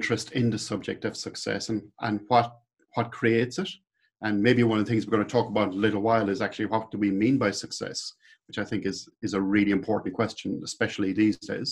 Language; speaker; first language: English; native; English